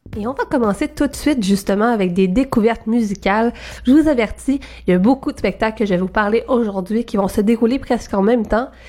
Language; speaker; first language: French; native; French